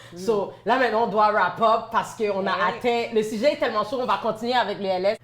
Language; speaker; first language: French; native; French